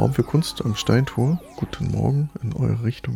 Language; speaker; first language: German; native; German